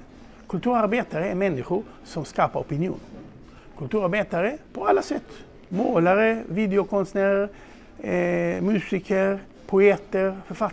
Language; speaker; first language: Swedish; non-native, fluent; Hebrew